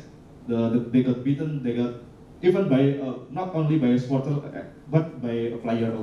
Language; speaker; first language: English; non-native, learner; Indonesian